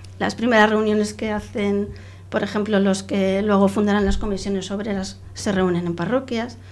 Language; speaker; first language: Spanish; non-native, local second language; Catalan